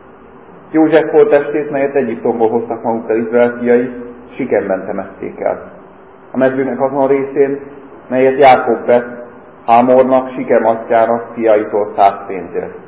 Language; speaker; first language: Hungarian; native; Hungarian